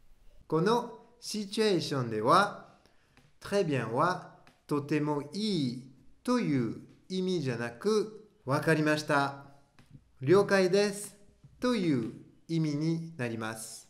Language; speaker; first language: Japanese; non-native, fluent; French